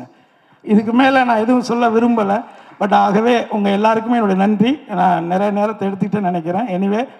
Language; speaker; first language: Tamil; native; Tamil